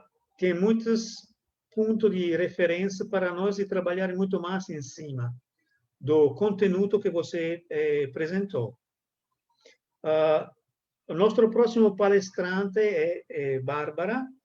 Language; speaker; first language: Portuguese; non-native, fluent; Italian